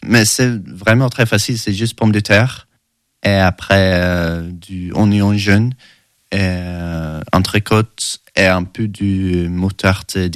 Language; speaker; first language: French; non-native, learner; Swedish